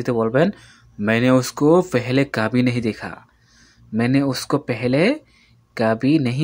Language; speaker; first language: Hindi; non-native, fluent; Bangla